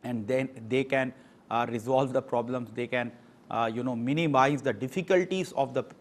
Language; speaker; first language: English; non-native, local second language; Urdu